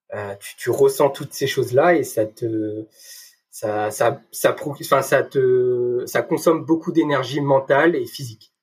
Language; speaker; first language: French; native; French